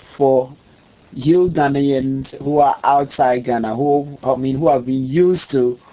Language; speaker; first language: English; non-native, local second language; Akan